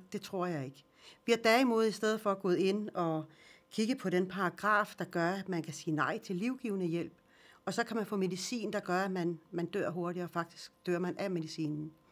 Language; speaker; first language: Danish; early bilingual, other home language; Swedish